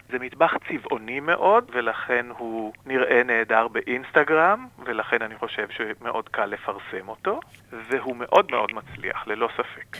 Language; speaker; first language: Hebrew; native; Hebrew